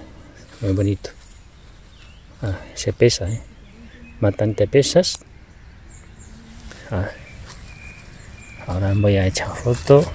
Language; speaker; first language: Spanish; non-native, learner; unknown